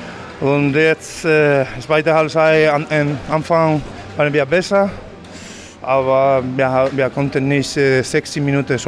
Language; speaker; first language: German; non-native, fluent; Spanish